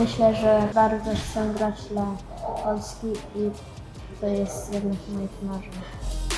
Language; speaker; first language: Polish; early bilingual, heritage; Polish